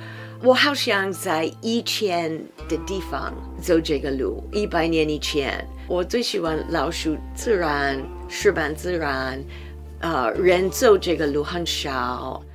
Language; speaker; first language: Chinese; non-native, fluent; English